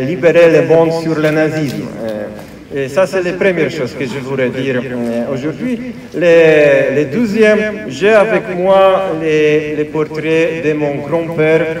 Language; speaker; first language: French; non-native, fluent; Polish